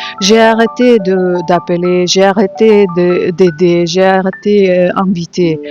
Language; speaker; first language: French; non-native, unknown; Ukrainian